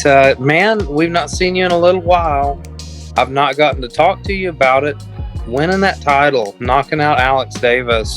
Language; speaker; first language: English; native; English